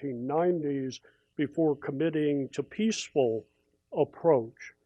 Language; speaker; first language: English; native; English